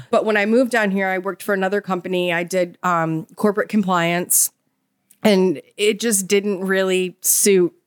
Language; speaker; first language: English; native; English